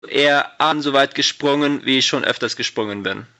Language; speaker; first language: German; native; German